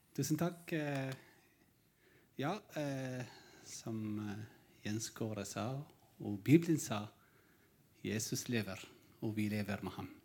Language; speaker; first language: Norwegian; non-native, learner; Arabic